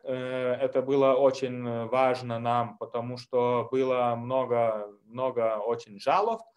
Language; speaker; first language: Russian; non-native, fluent; Lithuanian